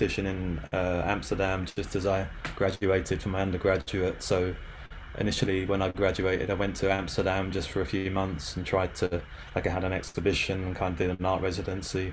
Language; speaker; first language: English; native; English